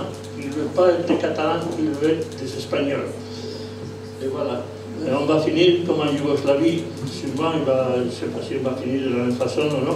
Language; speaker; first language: French; non-native, fluent; Spanish